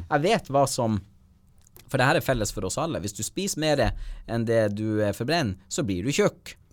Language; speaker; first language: Norwegian; native; Norwegian